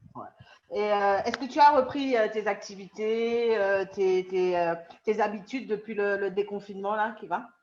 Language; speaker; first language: French; native; French